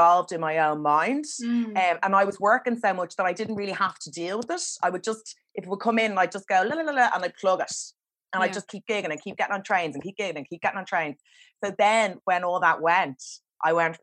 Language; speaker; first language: English; native; English